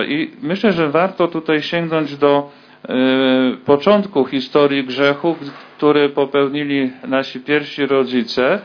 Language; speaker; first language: Polish; native; Polish